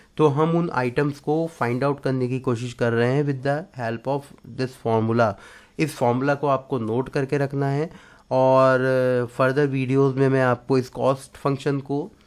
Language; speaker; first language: Hindi; native; Hindi